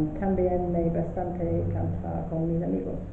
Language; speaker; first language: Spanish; non-native, learner; English